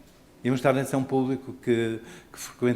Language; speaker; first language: Portuguese; native; Portuguese